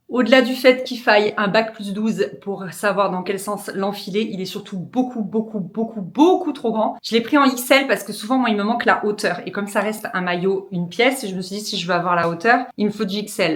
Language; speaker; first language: French; native; French